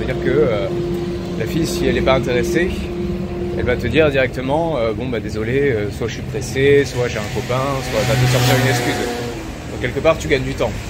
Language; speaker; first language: French; native; French